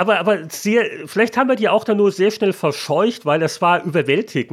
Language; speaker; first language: German; native; German